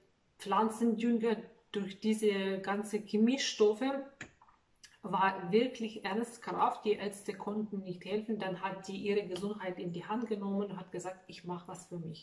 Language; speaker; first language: German; non-native, fluent; Russian